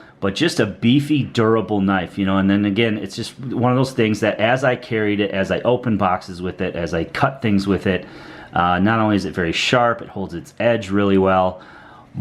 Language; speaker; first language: English; native; English